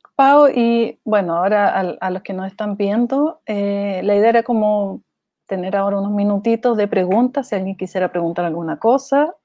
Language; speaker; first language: Spanish; native; Spanish